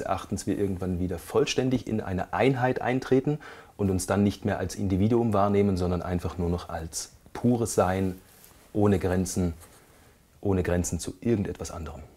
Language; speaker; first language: German; native; German